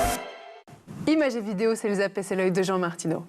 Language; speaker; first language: French; native; French